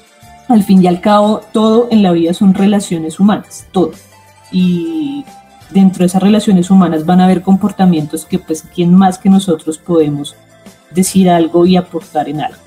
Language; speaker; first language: Spanish; native; Spanish